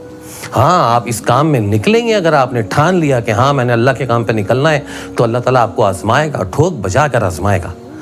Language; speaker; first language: Urdu; native; Urdu